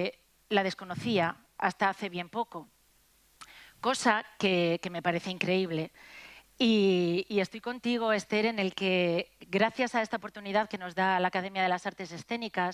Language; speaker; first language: Spanish; native; Spanish